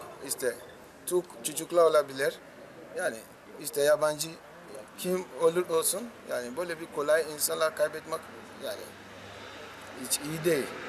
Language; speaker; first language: Turkish; non-native, learner; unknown